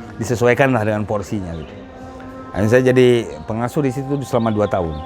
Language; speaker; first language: Indonesian; native; Indonesian